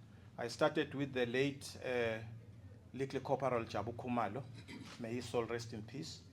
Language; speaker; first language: English; non-native, local second language; Zulu